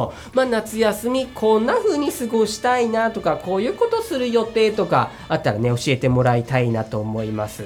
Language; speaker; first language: Japanese; native; Japanese